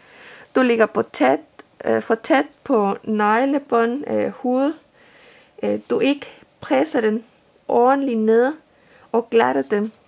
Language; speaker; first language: Danish; non-native, fluent; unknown